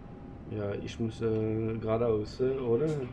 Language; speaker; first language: German; non-native, learner; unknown